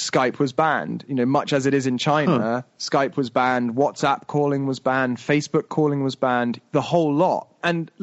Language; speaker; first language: English; native; English